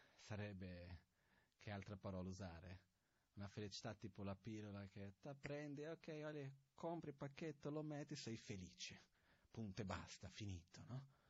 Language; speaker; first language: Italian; non-native, fluent; Portuguese